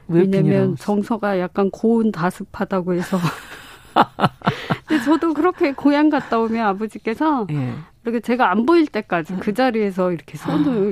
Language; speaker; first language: Korean; native; Korean